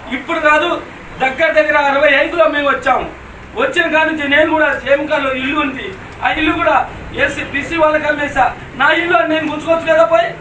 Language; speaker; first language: Telugu; non-native, local second language; Lambadi